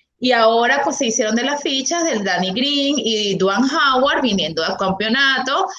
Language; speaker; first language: Spanish; native; Spanish